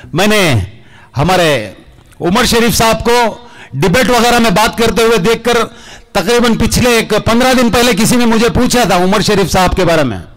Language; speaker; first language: Hindi; non-native, local second language; Kannada